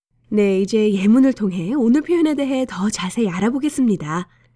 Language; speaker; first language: Korean; native; Korean